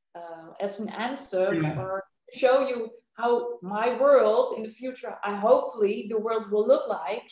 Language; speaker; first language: English; non-native, fluent; Dutch